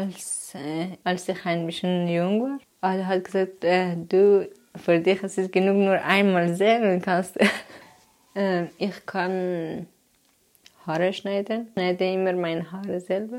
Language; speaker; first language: German; non-native, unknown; Persian